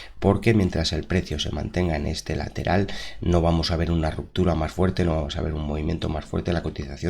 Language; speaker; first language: Spanish; native; Spanish